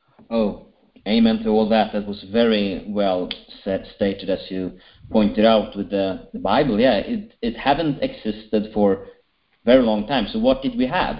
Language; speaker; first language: English; non-native, fluent; Swedish